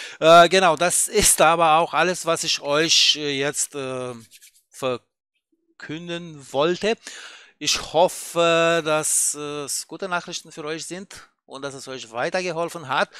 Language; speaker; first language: German; native; German